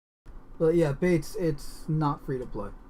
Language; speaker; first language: English; native; English